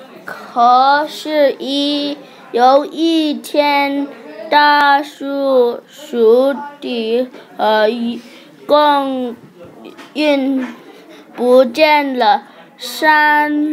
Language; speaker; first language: Chinese; non-native, learner; English